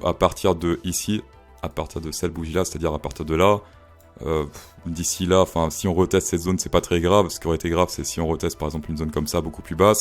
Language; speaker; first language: French; native; French